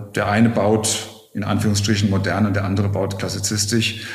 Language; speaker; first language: German; native; German